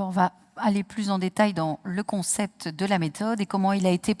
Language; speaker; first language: French; native; French